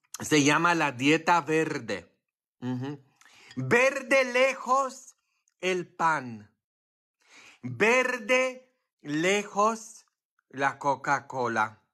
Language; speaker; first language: Spanish; non-native, fluent; Polish